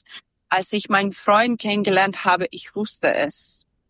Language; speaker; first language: German; non-native, learner; Serbian